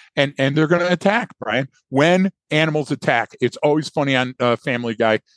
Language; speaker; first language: English; native; English